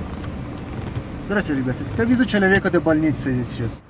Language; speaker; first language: Russian; non-native, fluent; Turkish